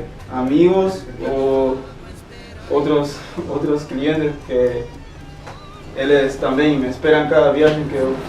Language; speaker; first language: Portuguese; non-native, fluent; Spanish